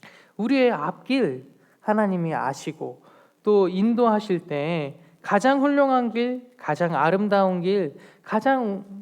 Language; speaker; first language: Korean; native; Korean